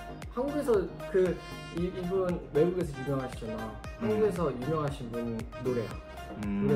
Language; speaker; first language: Korean; native; Korean